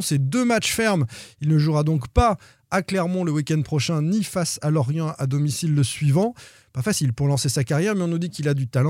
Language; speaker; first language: French; native; French